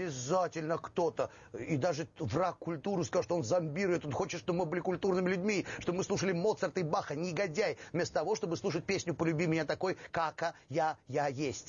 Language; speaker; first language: Russian; native; Russian